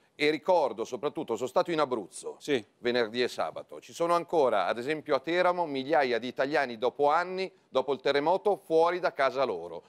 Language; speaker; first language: Italian; native; Italian